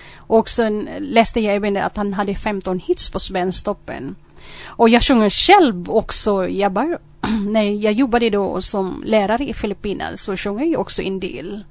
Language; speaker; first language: Swedish; non-native, fluent; Filipino